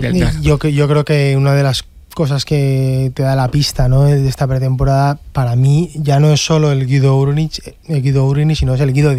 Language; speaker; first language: Spanish; native; Spanish